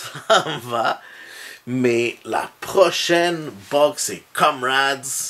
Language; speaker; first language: French; native; French